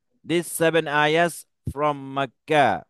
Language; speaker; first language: English; non-native, learner; Bangla